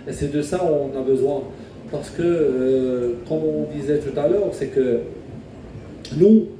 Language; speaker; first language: French; non-native, local second language; Arabic